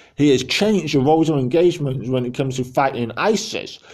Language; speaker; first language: English; native; English